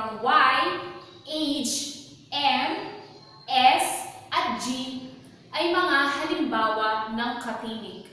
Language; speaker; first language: Filipino; native; Filipino